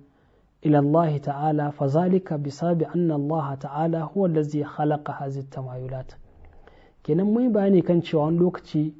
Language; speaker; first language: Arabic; non-native, fluent; Hausa